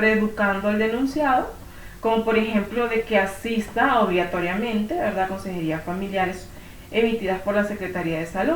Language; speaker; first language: Spanish; native; Spanish